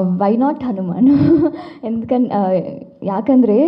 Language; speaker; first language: Kannada; non-native, local second language; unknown